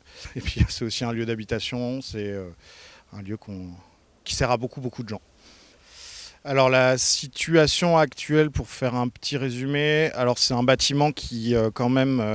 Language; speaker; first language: French; native; French